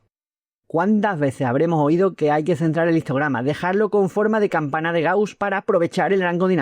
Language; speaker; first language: Spanish; native; Spanish